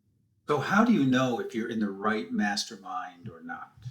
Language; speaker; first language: English; native; English